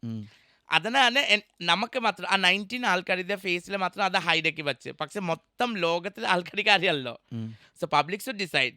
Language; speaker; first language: Malayalam; non-native, local second language; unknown